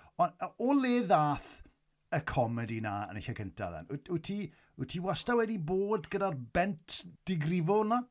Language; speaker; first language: Welsh; native; Welsh